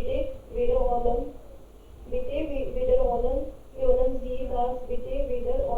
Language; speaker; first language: German; non-native, learner; Hindi